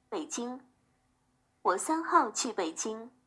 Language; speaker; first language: Chinese; non-native, learner; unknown